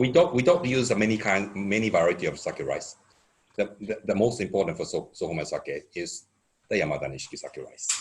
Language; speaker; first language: English; non-native, fluent; Japanese